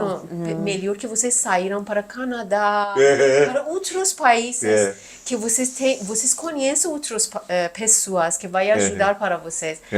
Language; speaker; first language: Portuguese; non-native, learner; Persian